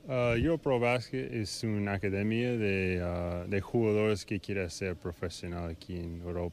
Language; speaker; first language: Spanish; non-native, fluent; English